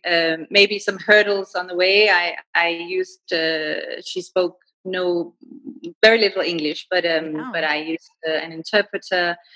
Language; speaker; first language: English; non-native, fluent; Danish